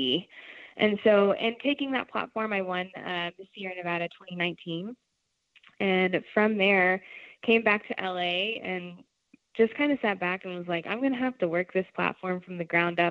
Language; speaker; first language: English; native; English